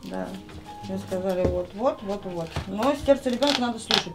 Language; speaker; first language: Russian; native; Russian